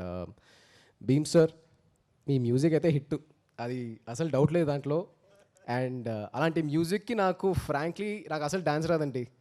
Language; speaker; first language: Telugu; early bilingual, heritage; Telugu